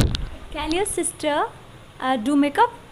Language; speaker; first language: English; non-native, learner; Hindi